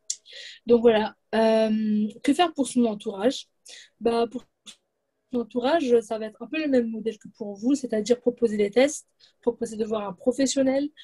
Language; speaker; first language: French; native; French